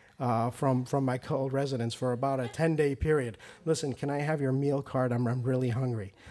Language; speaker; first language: English; early bilingual, other home language; Persian